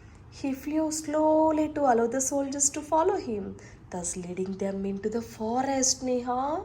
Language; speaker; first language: English; non-native, local second language; Telugu